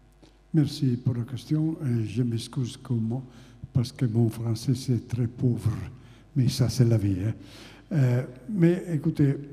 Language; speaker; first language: French; non-native, fluent; Italian